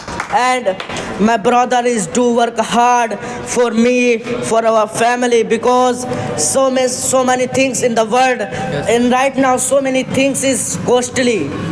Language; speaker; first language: English; non-native, learner; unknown